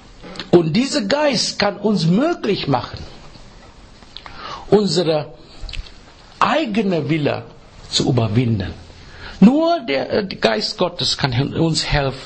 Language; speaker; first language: German; non-native, fluent; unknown